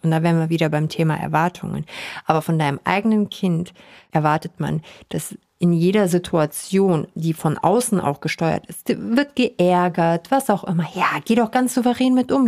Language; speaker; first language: German; native; German